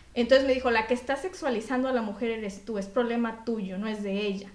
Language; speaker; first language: Spanish; native; Spanish